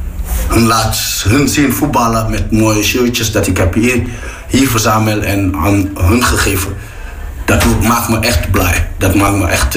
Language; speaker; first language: Dutch; non-native, fluent; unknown